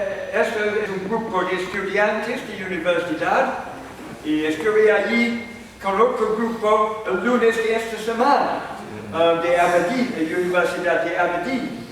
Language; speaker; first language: Spanish; non-native, fluent; English